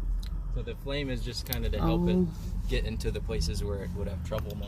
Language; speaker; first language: English; native; English